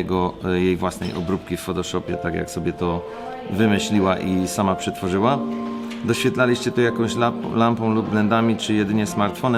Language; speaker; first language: Polish; native; Polish